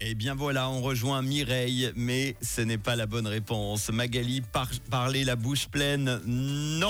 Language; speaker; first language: French; native; French